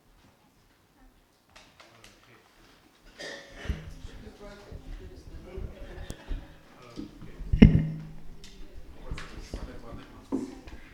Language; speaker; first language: English; native; English